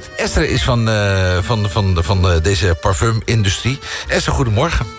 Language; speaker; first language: Dutch; native; Dutch